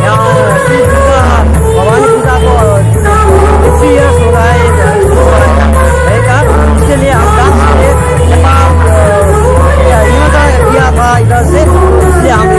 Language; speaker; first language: Hindi; non-native, learner; Nepali